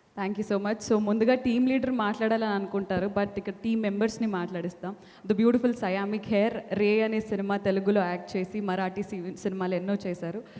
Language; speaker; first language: Telugu; native; Telugu